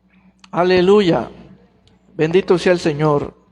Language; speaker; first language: Spanish; native; Spanish